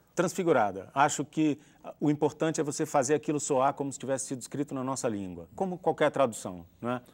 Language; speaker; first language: Portuguese; native; Portuguese